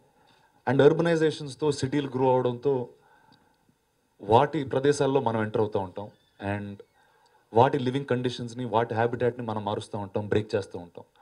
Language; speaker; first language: Telugu; native; Telugu